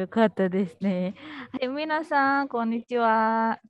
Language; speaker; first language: Japanese; non-native, fluent; Indonesian